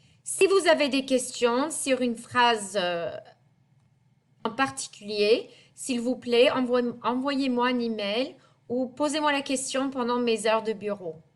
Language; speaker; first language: French; non-native, fluent; English